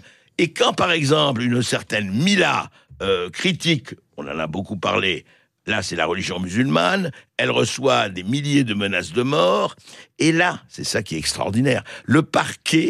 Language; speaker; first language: French; native; French